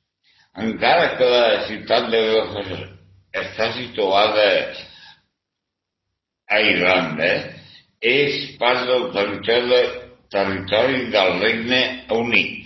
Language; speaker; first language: Catalan; non-native, learner; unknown